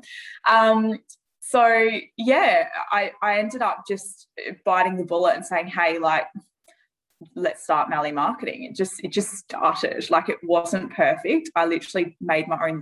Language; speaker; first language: English; native; English